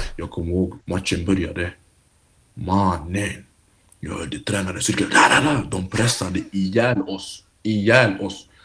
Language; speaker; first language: Swedish; early bilingual, other home language; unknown